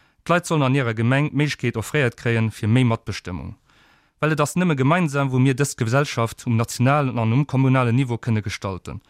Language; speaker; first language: Luxembourgish; non-native, fluent; Portuguese